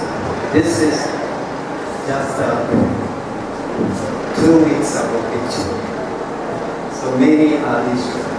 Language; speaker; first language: English; non-native, learner; Japanese